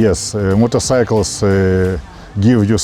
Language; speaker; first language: English; non-native, learner; Ukrainian